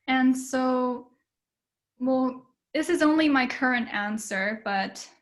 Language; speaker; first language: English; early bilingual, other home language; Japanese